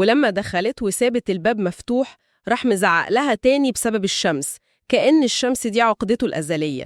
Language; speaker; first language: Arabic; native; Arabic